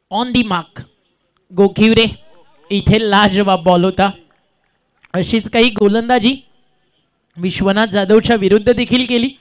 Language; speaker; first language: Marathi; native; Marathi